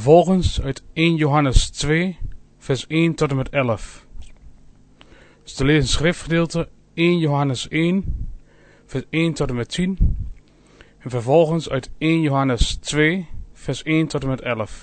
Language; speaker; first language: Dutch; native; Dutch